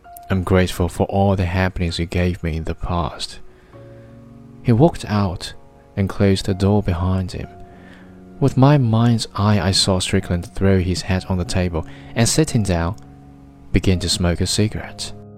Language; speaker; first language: English; non-native, fluent; Chinese